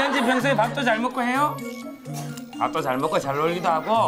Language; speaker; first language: Korean; native; Korean